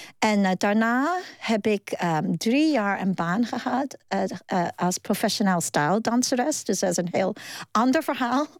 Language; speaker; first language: Dutch; non-native, fluent; Cantonese